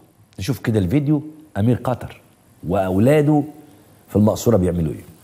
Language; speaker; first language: Arabic; native; Arabic